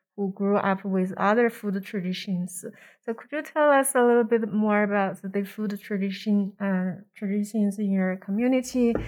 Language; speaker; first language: English; non-native, fluent; Chinese